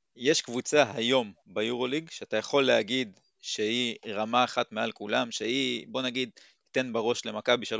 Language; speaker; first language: Hebrew; native; Hebrew